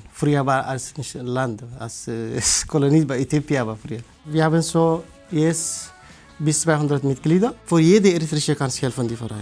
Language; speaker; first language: German; non-native, learner; Tigrinya